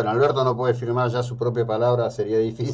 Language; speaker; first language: Spanish; native; Spanish